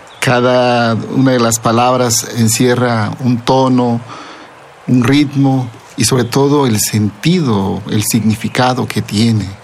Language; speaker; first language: Spanish; non-native, local second language; Zapotec